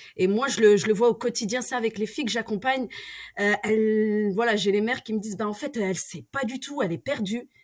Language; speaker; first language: French; early bilingual, other home language; Arabic